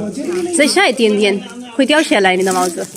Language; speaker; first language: Chinese; non-native, learner; Urdu